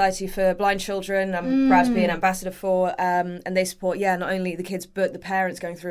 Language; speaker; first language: English; native; English